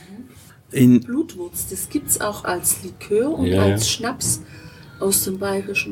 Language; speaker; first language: German; native; German